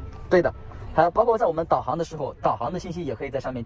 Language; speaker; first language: Chinese; native; Chinese